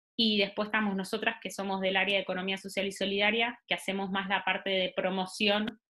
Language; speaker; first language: Spanish; native; Spanish